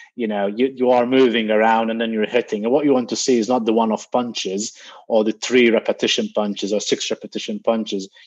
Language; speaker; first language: English; non-native, fluent; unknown